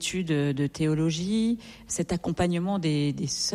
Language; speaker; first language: French; native; French